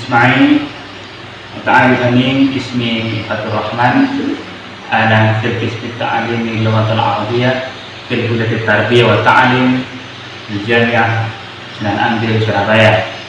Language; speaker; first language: Arabic; non-native, learner; Indonesian